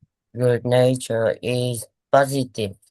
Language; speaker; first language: English; non-native, learner; Vietnamese